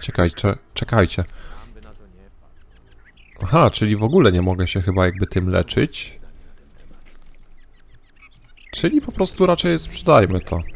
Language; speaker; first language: Polish; native; Polish